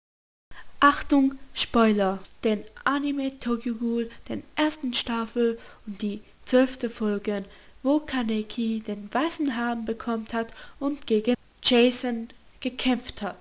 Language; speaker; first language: German; non-native, learner; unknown